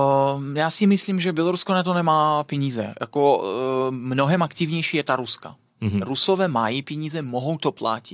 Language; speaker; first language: Czech; non-native, fluent; Belarusian